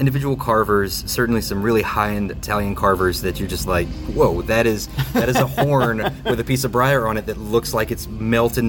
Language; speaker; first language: English; native; English